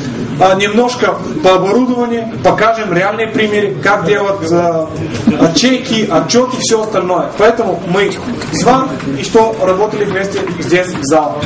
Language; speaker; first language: Russian; non-native, fluent; Bulgarian